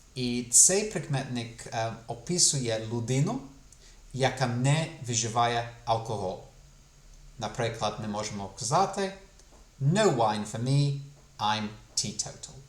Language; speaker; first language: Ukrainian; non-native, fluent; English